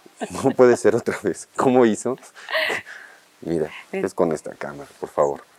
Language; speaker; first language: Spanish; native; Spanish